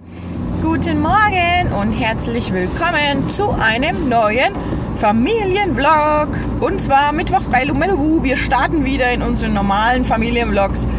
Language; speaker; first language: German; native; German